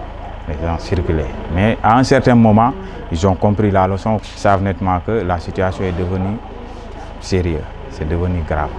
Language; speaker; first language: French; non-native, local second language; Wolof